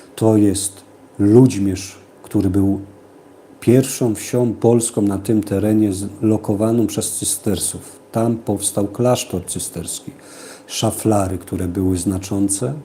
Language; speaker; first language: Polish; native; Polish